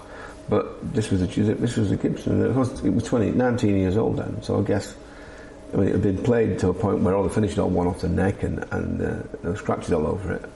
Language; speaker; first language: English; native; English